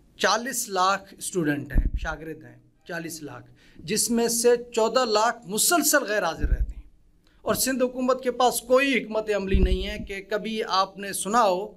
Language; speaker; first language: Urdu; non-native, local second language; Sindhi